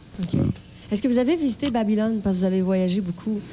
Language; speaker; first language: French; native; French